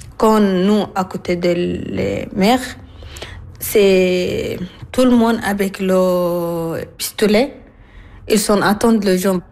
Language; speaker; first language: French; non-native, learner; Arabic